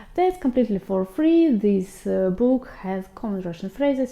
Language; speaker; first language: English; non-native, fluent; Russian